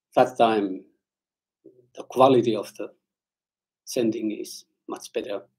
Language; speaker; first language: English; non-native, learner; Finnish